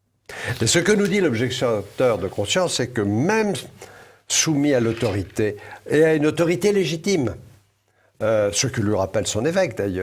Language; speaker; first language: French; native; French